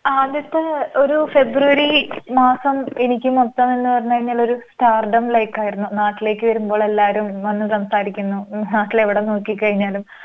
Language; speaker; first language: Malayalam; native; Malayalam